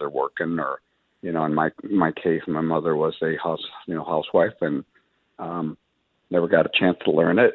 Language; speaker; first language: English; early bilingual, other home language; Spanish